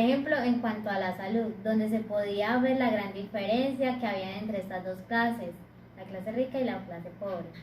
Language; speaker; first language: Spanish; native; Spanish